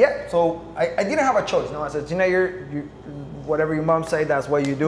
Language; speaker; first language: English; non-native, fluent; Spanish